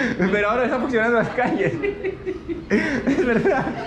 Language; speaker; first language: Spanish; non-native, fluent; Greek